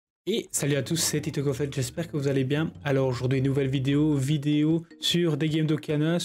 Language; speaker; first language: French; native; French